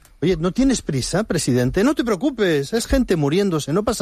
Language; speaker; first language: Spanish; native; Spanish